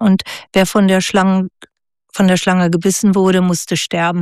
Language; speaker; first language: German; native; German